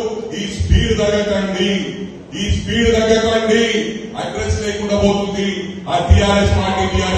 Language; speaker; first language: Telugu; native; Telugu